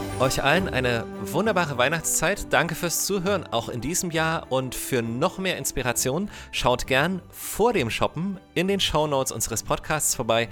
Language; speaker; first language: German; native; German